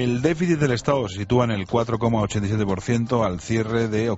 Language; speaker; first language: Spanish; native; Spanish